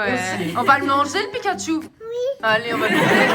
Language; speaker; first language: French; native; French